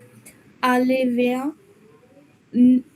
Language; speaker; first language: French; non-native, learner; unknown